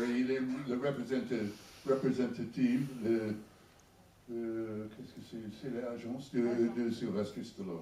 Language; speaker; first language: French; non-native, learner; English